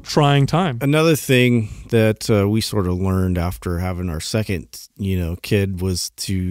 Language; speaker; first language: English; native; English